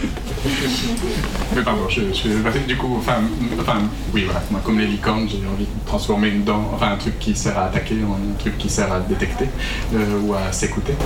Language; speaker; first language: French; native; French